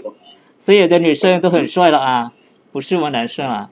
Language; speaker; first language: Chinese; non-native, fluent; Lao